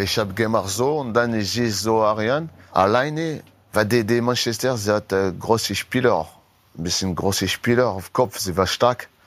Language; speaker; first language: German; non-native, learner; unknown